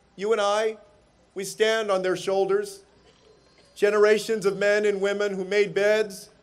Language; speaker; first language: English; early bilingual, other home language; Spanish